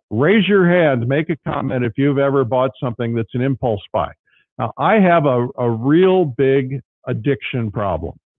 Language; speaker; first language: English; native; English